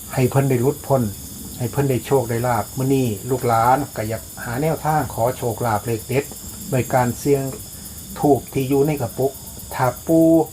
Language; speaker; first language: Thai; native; Thai